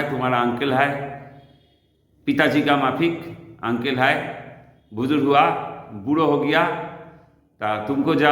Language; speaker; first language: Hindi; non-native, local second language; Bangla